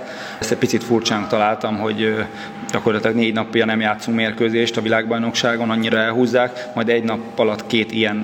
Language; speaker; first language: Hungarian; native; Hungarian